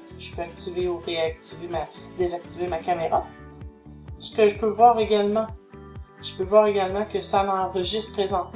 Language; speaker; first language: French; native; French